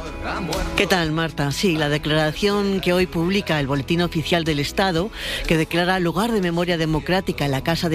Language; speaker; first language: Spanish; native; Spanish